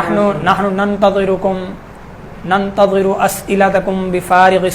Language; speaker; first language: Arabic; non-native, fluent; Urdu